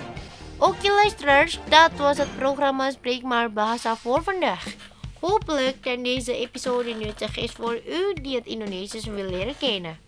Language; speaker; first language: Dutch; non-native, fluent; Indonesian